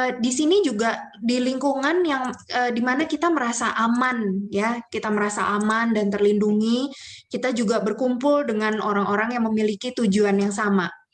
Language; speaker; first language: Indonesian; native; Indonesian